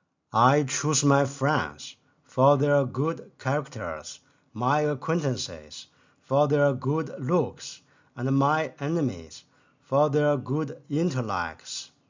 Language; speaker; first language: English; non-native, fluent; Chinese